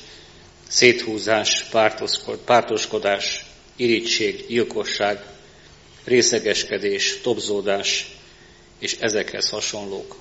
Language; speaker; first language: Hungarian; native; Hungarian